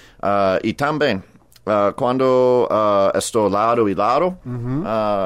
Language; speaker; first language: Portuguese; non-native, learner; English